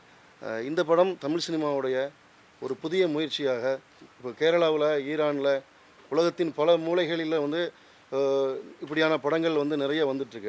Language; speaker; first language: Tamil; native; Tamil